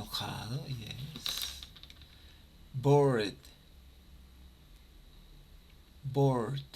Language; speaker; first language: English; non-native, fluent; Spanish